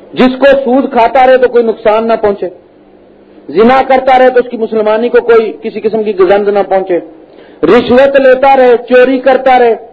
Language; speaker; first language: Urdu; non-native, local second language; Punjabi